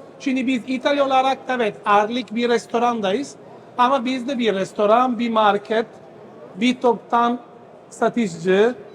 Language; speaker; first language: Turkish; non-native, fluent; Italian